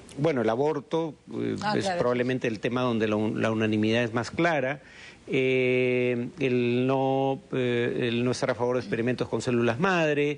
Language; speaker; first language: Spanish; native; Spanish